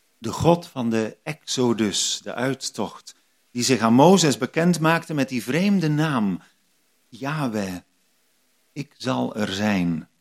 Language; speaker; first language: Dutch; native; Dutch